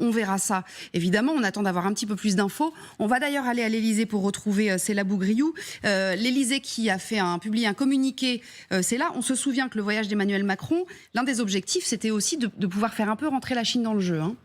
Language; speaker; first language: French; native; French